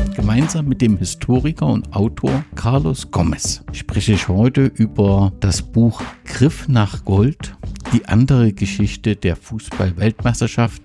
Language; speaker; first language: German; native; German